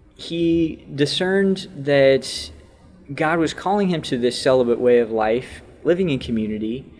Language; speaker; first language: English; native; English